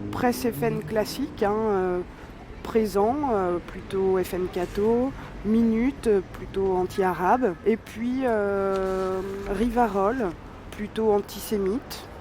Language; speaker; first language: French; native; French